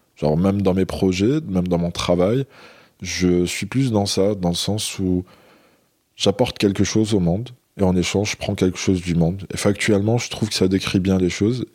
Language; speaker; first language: French; non-native, local second language; Arabic